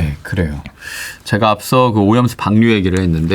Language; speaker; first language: Korean; native; Korean